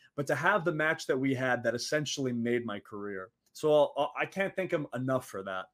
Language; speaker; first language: English; early bilingual, other home language; Arabic